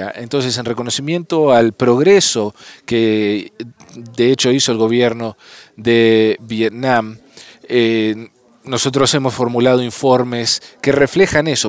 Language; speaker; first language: Spanish; non-native, fluent; English